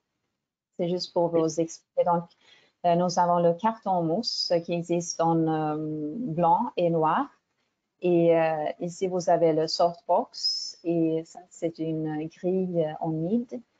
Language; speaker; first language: French; non-native, fluent; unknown